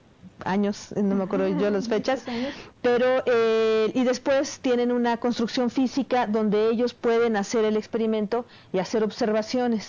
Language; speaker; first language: Spanish; native; Spanish